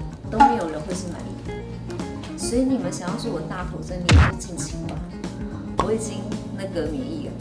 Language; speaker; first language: Chinese; native; Chinese